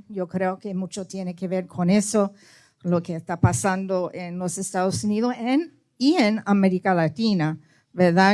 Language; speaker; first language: Spanish; early bilingual, heritage; Spanish